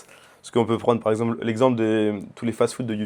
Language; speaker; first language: French; native; French